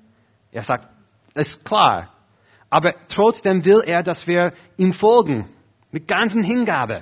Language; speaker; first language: German; non-native, fluent; English